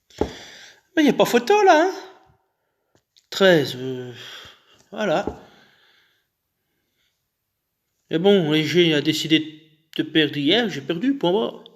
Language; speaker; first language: French; native; French